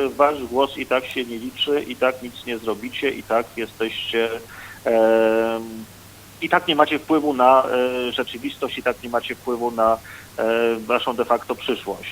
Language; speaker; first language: Polish; native; Polish